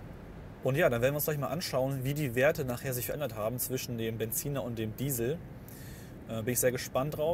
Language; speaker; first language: German; native; German